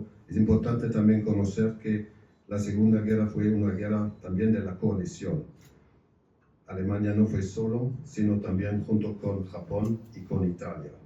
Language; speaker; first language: Spanish; non-native, fluent; German